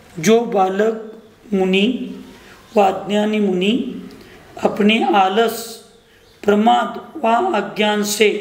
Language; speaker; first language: Hindi; non-native, local second language; Marathi